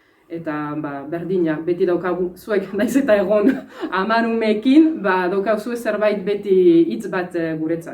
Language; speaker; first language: Basque; non-native, fluent; French